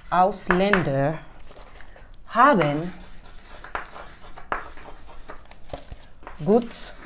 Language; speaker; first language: German; non-native, fluent; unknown